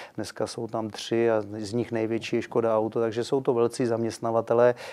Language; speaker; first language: Czech; native; Czech